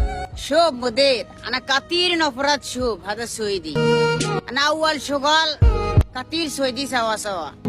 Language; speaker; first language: Arabic; non-native, learner; Bangla